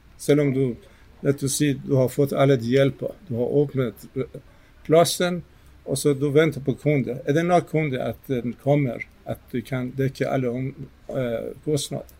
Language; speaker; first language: Norwegian; non-native, fluent; Persian